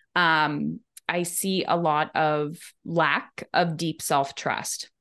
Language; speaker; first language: English; native; English